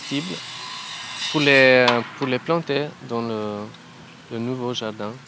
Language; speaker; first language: French; non-native, learner; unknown